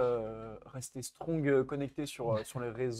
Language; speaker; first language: French; native; French